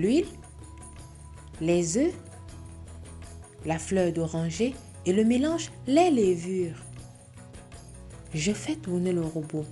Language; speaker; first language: French; native; French